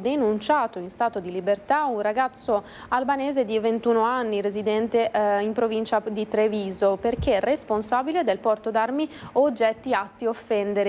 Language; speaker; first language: Italian; native; Italian